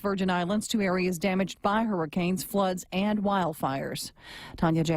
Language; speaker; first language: English; native; English